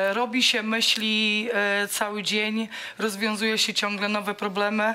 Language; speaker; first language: Polish; native; Polish